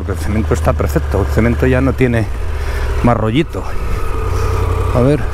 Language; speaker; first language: Spanish; native; Spanish